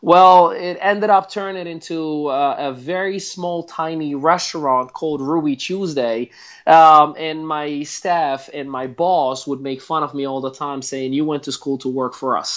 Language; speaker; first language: English; non-native, fluent; Arabic